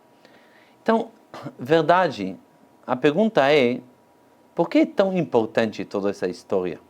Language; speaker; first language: Portuguese; non-native, fluent; Hebrew